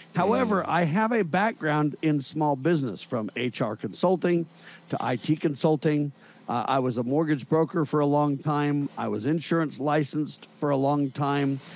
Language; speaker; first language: English; native; English